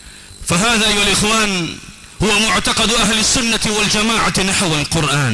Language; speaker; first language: Arabic; non-native, local second language; Swahili